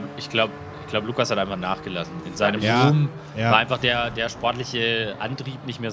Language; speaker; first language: German; native; German